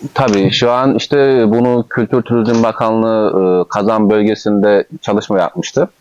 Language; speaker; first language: Turkish; native; Turkish